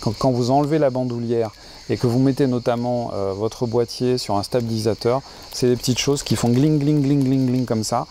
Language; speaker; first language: French; native; French